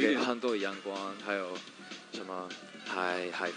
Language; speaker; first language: Chinese; non-native, learner; English